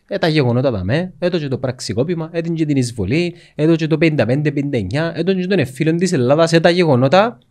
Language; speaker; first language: Greek; native; Greek